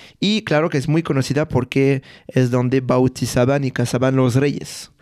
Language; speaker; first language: Spanish; non-native, fluent; French